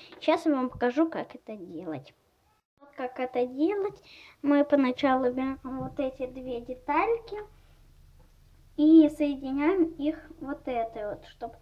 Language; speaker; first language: Russian; native; Russian